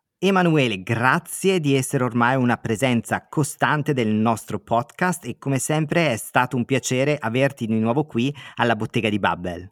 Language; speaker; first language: Italian; native; Italian